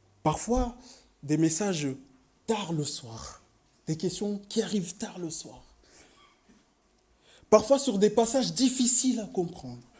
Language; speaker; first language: French; native; French